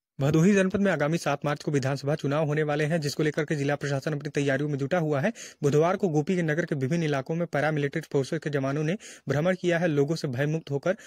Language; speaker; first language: Hindi; native; Hindi